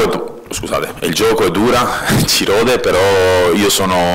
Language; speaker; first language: Italian; native; Italian